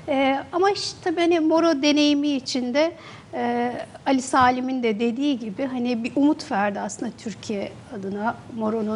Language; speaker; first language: Turkish; native; Turkish